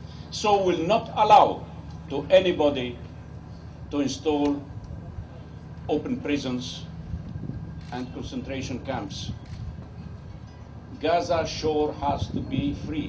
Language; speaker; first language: English; non-native, fluent; Greek